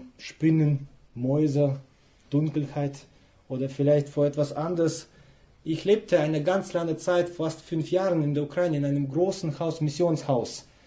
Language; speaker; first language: German; non-native, fluent; Russian